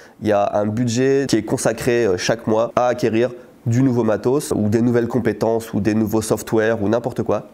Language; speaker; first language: French; native; French